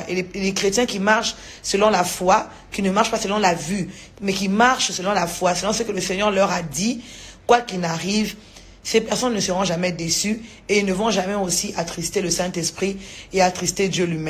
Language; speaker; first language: French; non-native, local second language; Lingala